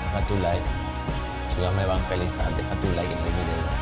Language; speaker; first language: Spanish; native; Spanish